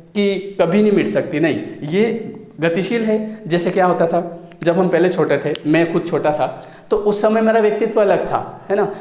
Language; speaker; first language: Hindi; native; Hindi